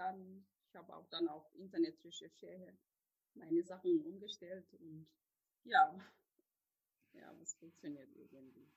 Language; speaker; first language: German; non-native, fluent; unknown